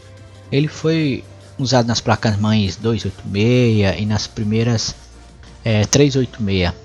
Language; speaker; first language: Portuguese; native; Portuguese